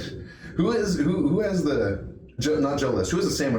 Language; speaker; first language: English; native; English